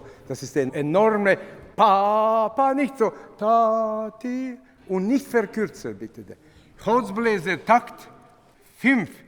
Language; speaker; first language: German; non-native, fluent; Latvian